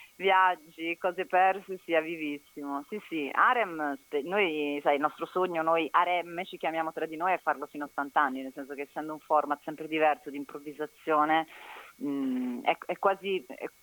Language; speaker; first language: Italian; native; Italian